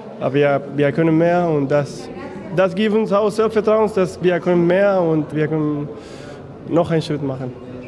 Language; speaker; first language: German; non-native, fluent; Spanish